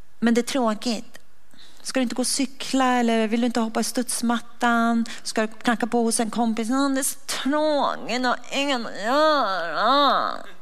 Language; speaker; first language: Swedish; early bilingual, other home language; Persian